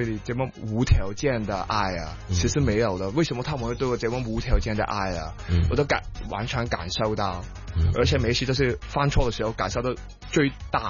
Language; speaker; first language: Chinese; non-native, fluent; Cantonese